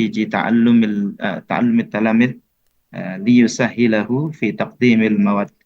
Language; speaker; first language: Arabic; non-native, fluent; Indonesian